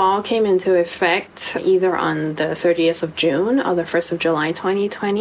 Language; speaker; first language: English; non-native, local second language; Cantonese